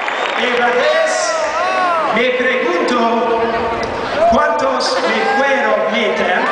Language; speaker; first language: Spanish; non-native, learner; English